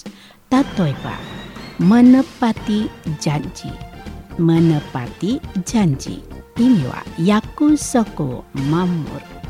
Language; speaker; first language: Japanese; non-native, learner; Indonesian